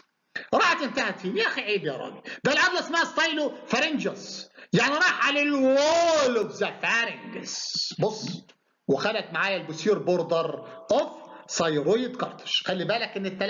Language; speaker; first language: Arabic; native; Arabic